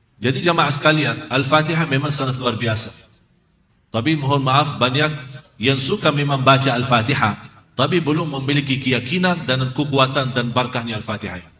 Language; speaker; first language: Indonesian; non-native, fluent; Arabic